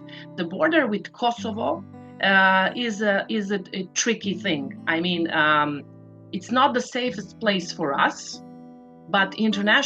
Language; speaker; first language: English; non-native, fluent; Serbian